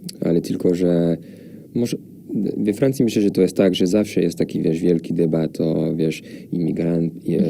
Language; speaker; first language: Polish; non-native, fluent; French